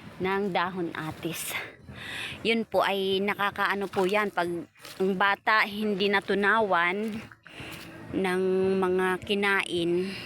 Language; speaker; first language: Filipino; non-native, local second language; Bikol